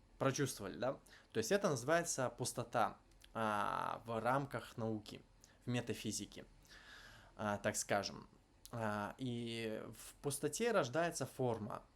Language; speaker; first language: Russian; native; Russian